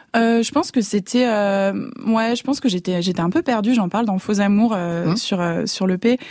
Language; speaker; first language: French; native; French